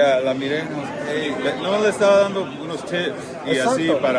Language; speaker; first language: Spanish; early bilingual, heritage; Spanish